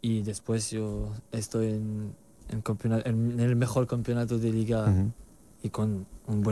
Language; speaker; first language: Spanish; non-native, learner; French